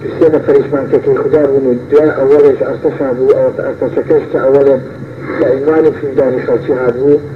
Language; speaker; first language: Central Kurdish; native; Central Kurdish